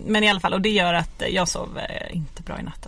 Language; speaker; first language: Swedish; native; Swedish